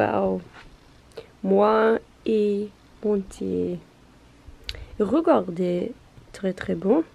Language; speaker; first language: French; non-native, learner; Norwegian